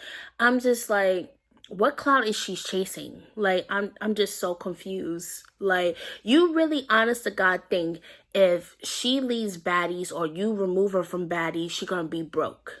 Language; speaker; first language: English; native; English